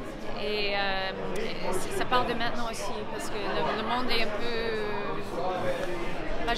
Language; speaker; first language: French; non-native, fluent; English